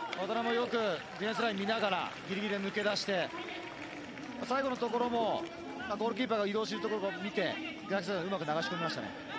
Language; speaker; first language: Japanese; native; Japanese